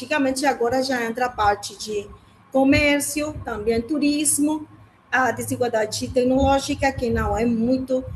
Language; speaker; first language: Portuguese; non-native, learner; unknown